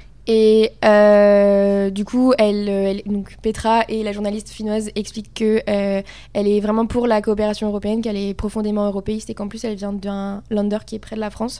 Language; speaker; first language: French; native; French